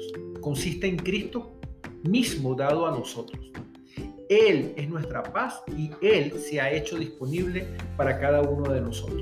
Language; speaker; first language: Spanish; native; Spanish